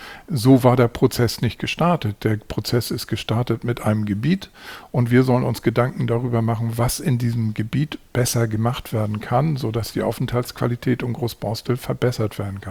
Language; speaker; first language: German; native; German